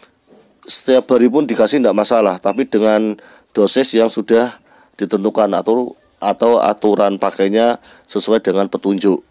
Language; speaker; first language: Indonesian; native; Indonesian